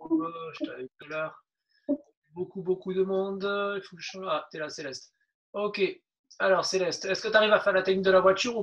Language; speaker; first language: French; native; French